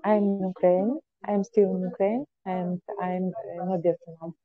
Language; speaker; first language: English; non-native, learner; Ukrainian